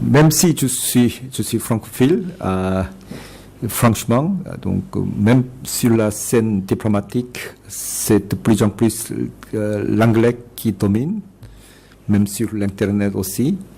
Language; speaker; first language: French; non-native, fluent; Korean